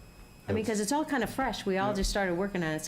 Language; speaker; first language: English; native; English